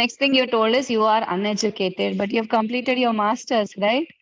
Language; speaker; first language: English; non-native, fluent; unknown